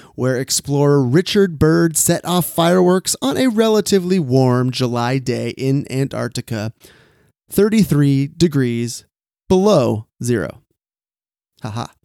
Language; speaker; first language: English; native; English